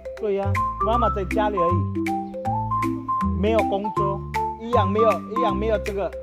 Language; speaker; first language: Chinese; non-native, learner; Filipino